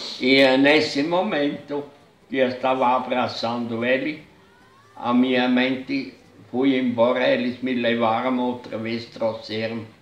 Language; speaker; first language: Portuguese; non-native, fluent; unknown